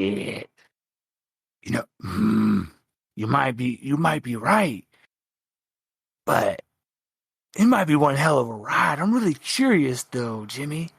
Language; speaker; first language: English; native; English